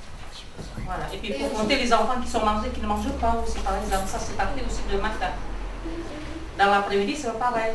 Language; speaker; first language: French; non-native, fluent; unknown